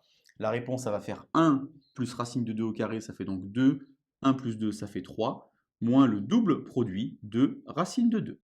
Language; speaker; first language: French; native; French